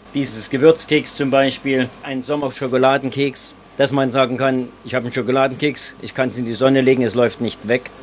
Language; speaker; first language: German; native; German